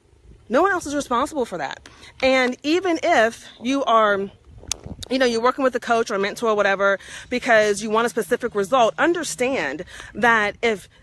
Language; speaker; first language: English; native; English